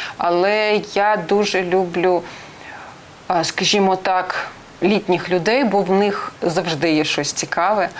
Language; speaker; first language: Ukrainian; non-native, local second language; Russian